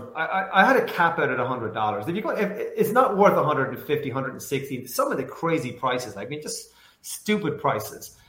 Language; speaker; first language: English; native; English